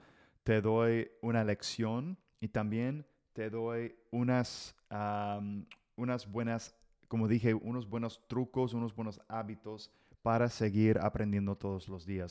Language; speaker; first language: Spanish; non-native, fluent; English